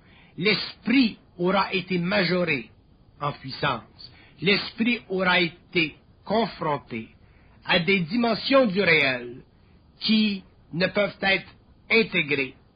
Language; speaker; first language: French; native; French